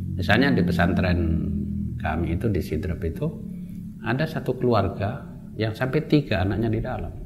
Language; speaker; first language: Indonesian; non-native, local second language; Javanese